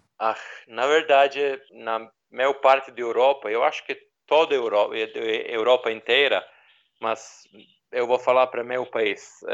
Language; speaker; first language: Portuguese; non-native, learner; Serbian